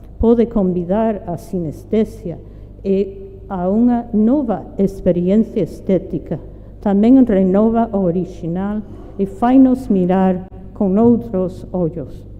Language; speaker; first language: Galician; non-native, fluent; English